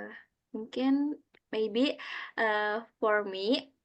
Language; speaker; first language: English; non-native, learner; Indonesian